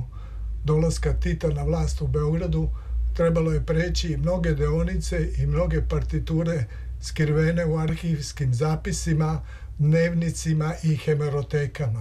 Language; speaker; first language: Serbian; native; Serbian